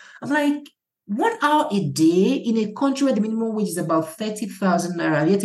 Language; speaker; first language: English; non-native, local second language; Igbo